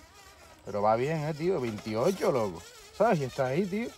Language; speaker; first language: Spanish; native; Spanish